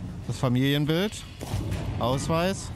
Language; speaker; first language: German; native; German